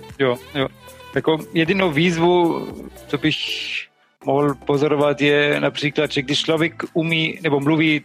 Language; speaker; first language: Czech; non-native, fluent; German